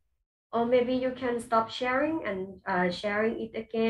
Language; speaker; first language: English; non-native, fluent; Thai